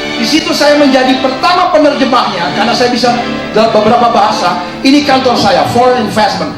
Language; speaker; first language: Indonesian; early bilingual, heritage; Indonesian